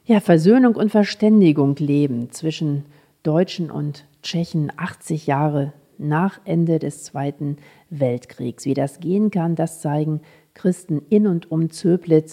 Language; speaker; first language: German; native; German